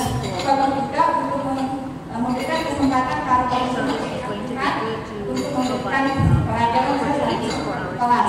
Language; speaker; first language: Indonesian; native; Indonesian